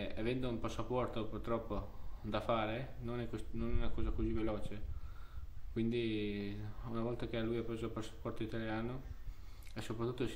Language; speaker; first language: Italian; non-native, fluent; Albanian